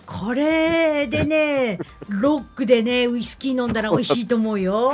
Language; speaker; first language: Japanese; native; Japanese